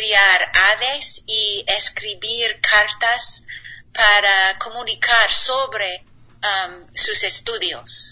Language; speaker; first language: Spanish; non-native, learner; English